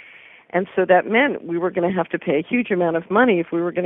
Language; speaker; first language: English; native; English